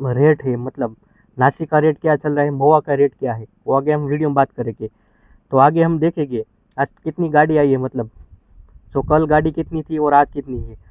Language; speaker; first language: Hindi; non-native, local second language; Gujarati